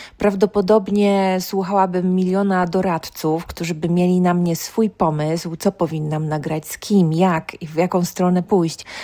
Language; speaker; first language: Polish; native; Polish